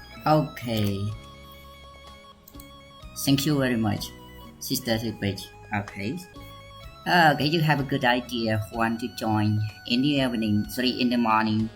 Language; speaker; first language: English; non-native, learner; Khmer